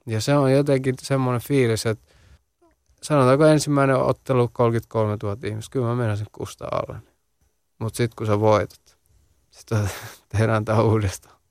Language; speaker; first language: Finnish; early bilingual, other home language; Central Kurdish